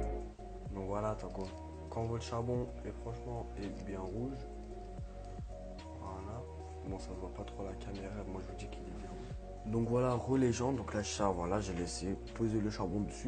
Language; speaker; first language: French; native; French